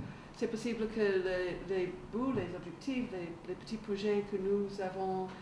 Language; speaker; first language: French; non-native, learner; English